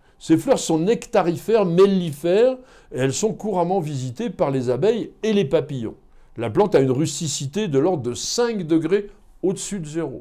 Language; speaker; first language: French; native; French